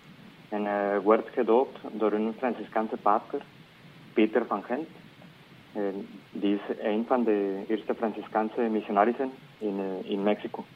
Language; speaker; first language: Dutch; non-native, fluent; Spanish